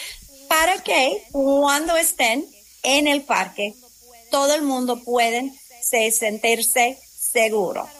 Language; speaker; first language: Spanish; non-native, fluent; English